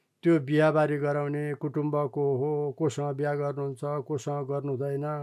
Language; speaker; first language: Nepali; non-native, local second language; Eastern Tamang